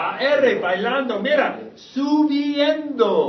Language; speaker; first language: Spanish; non-native, fluent; English